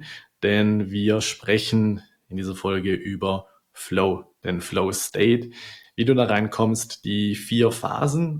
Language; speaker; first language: German; native; German